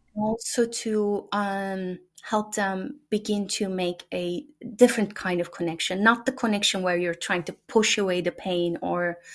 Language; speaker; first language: English; non-native, fluent; Turkish